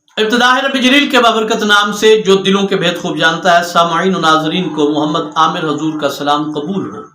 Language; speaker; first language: Urdu; non-native, local second language; Punjabi